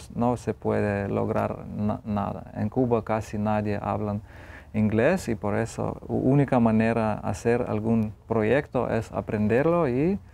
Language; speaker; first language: Spanish; non-native, fluent; Lithuanian